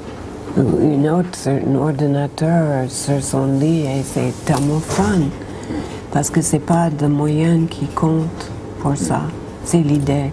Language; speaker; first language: French; non-native, learner; English